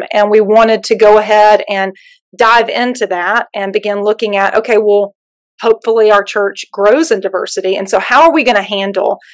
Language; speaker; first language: English; native; English